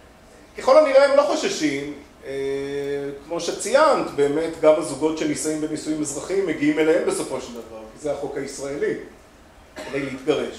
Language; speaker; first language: Hebrew; native; Hebrew